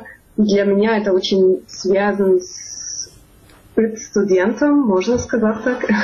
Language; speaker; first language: Russian; non-native, fluent; German